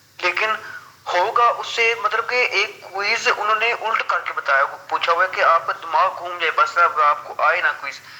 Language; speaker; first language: Urdu; native; Urdu